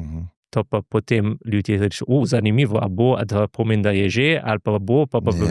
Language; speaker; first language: Slovenian; non-native, fluent; English